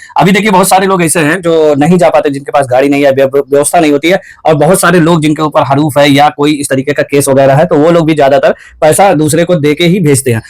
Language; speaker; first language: Hindi; native; Hindi